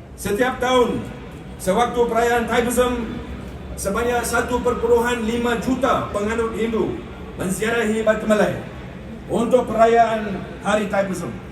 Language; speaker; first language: Malay; non-native, local second language; Punjabi